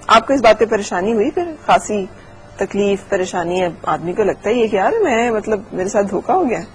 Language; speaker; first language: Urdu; native; Urdu